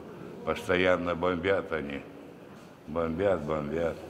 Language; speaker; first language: Russian; native; Russian